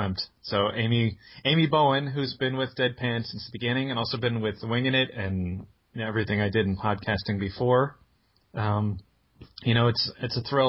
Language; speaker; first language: English; native; English